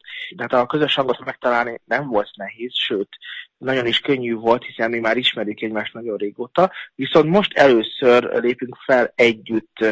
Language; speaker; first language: Hungarian; native; Hungarian